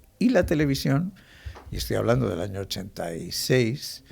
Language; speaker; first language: Spanish; native; Spanish